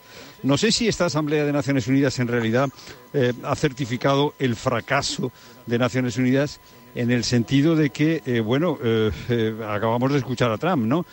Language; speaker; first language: Spanish; native; Spanish